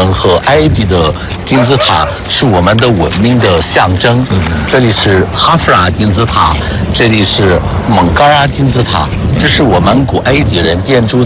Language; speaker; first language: Chinese; non-native, fluent; Arabic